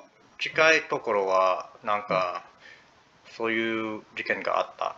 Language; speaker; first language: Japanese; non-native, learner; English